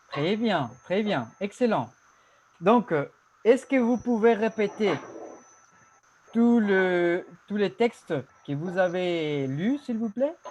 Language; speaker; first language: French; non-native, fluent; Spanish